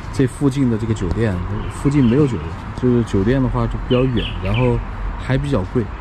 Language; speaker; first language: Chinese; native; Chinese